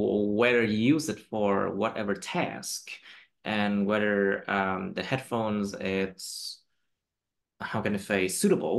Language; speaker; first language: English; non-native, fluent; Vietnamese